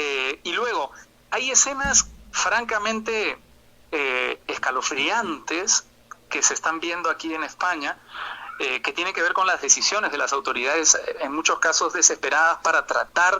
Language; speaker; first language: Spanish; native; Spanish